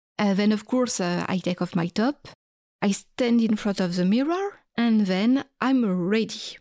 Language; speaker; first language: English; non-native, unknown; French